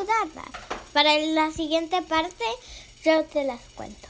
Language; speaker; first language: Spanish; early bilingual, heritage; Spanish